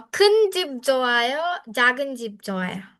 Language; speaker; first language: Korean; non-native, fluent; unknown